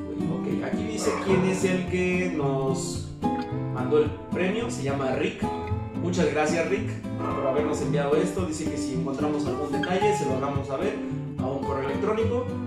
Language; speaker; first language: Spanish; native; Spanish